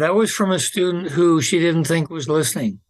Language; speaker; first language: English; native; English